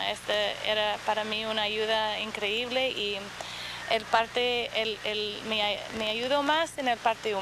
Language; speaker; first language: Spanish; non-native, fluent; English